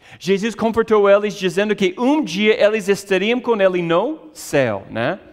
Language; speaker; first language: Portuguese; non-native, fluent; English